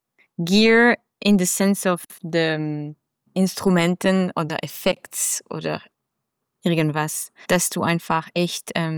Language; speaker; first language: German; non-native, fluent; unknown